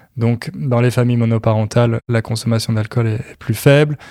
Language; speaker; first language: French; native; French